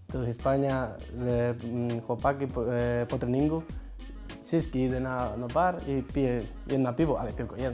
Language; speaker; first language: Polish; non-native, learner; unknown